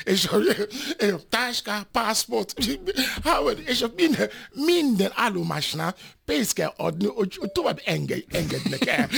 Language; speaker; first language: Hungarian; non-native, fluent; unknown